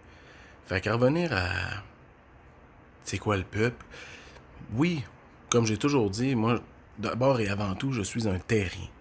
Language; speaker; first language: French; native; French